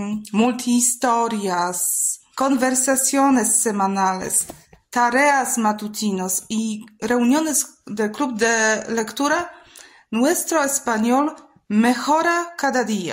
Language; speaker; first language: Spanish; non-native, fluent; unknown